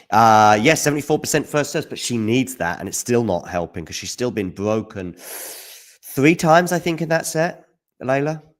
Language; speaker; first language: English; native; English